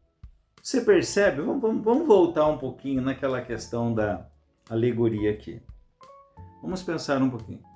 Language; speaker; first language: Portuguese; native; Portuguese